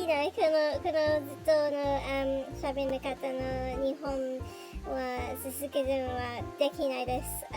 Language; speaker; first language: Japanese; non-native, learner; English